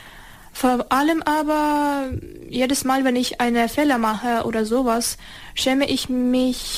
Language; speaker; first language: German; non-native, learner; Ukrainian